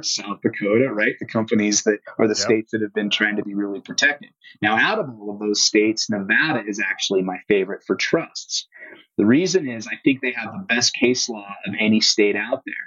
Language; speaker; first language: English; native; English